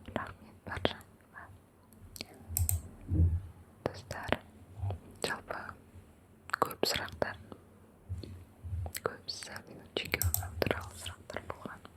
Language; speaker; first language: Kazakh; non-native, local second language; Russian